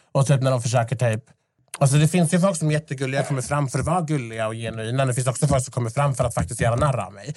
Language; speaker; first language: Swedish; early bilingual, other home language; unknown